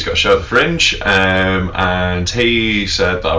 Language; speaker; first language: English; native; English